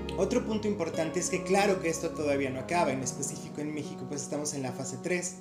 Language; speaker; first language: Spanish; native; Spanish